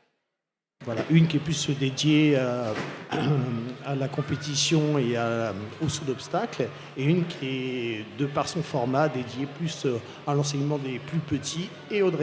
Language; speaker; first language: French; native; French